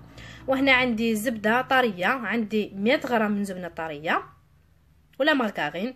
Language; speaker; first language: Arabic; native; Arabic